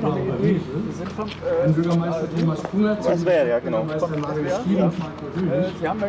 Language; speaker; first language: German; native; German